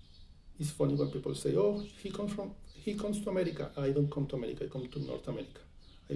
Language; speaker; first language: English; non-native, fluent; Spanish